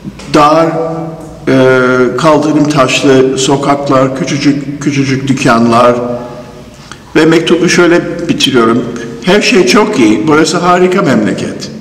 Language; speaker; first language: Turkish; non-native, fluent; English